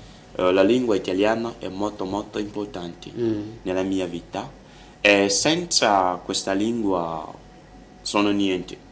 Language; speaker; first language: Italian; non-native, learner; French